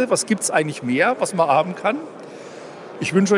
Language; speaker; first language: German; native; German